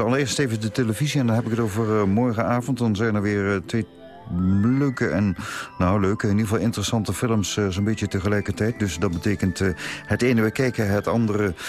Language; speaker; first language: Dutch; native; Dutch